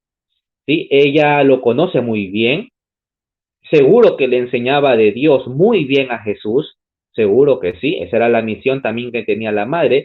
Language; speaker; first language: Spanish; native; Spanish